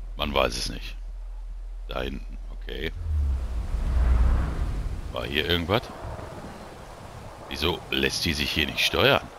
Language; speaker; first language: German; native; German